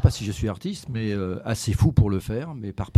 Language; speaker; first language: French; native; French